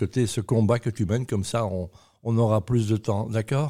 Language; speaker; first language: French; non-native, fluent; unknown